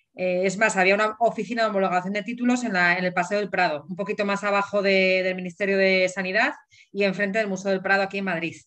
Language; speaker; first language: Spanish; native; Spanish